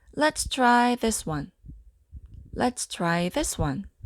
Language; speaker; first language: English; non-native, fluent; Korean